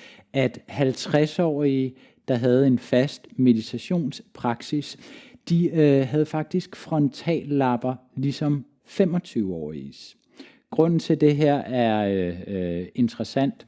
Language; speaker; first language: Danish; native; Danish